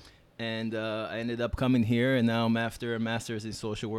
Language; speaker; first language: English; non-native, fluent; Hebrew